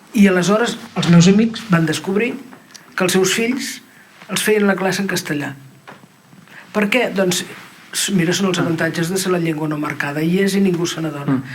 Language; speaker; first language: Catalan; native; Catalan